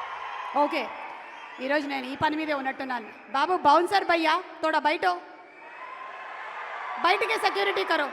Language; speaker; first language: Telugu; native; Telugu